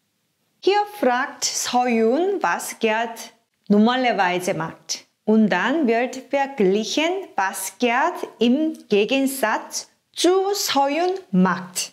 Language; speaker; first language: German; non-native, fluent; Korean